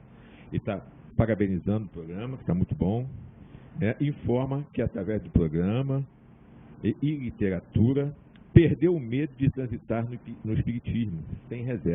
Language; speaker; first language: Portuguese; native; Portuguese